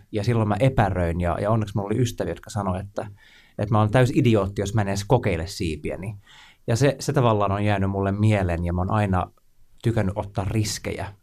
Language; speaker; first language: Finnish; non-native, local second language; Swedish